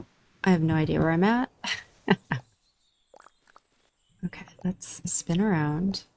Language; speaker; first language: English; native; English